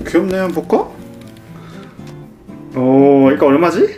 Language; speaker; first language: Korean; native; Korean